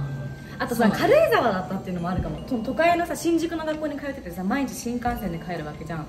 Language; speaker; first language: Japanese; native; Japanese